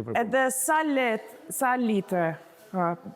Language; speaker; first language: Albanian; non-native, learner; English